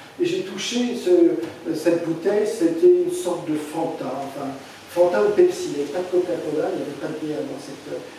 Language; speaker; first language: French; native; French